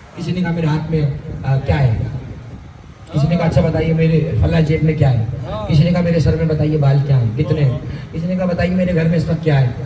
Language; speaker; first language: Urdu; native; Urdu